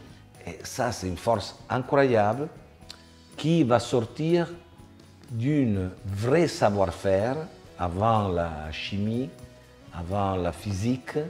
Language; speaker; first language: French; non-native, fluent; Italian